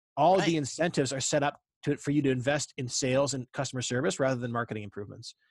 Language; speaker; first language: English; native; English